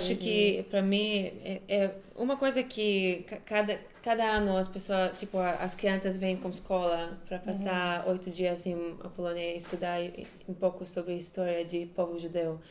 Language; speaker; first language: Portuguese; non-native, fluent; Hebrew